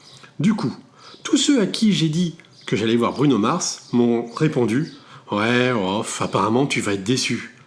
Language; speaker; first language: French; native; French